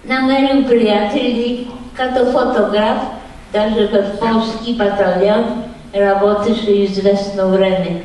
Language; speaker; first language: Bulgarian; non-native, fluent; Polish